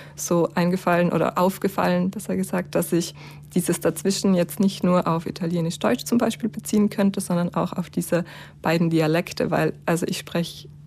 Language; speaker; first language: German; native; German